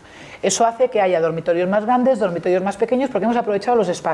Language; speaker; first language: Spanish; native; Spanish